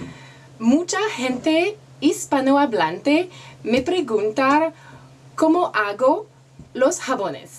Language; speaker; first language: Spanish; non-native, learner; French